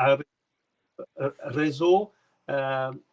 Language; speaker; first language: Spanish; non-native, learner; French